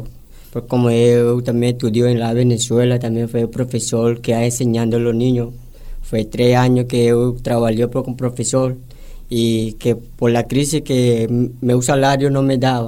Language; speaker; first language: Spanish; non-native, local second language; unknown